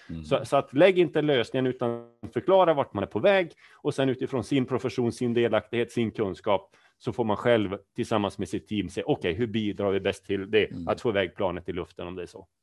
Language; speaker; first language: Swedish; native; Swedish